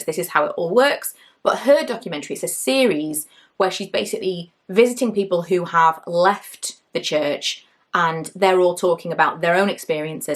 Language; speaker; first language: English; native; English